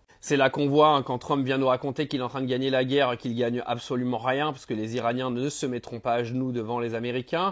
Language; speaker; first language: French; native; French